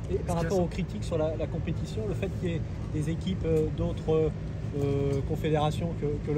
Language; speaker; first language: French; native; French